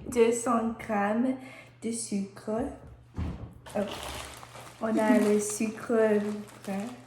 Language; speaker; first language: French; non-native, learner; English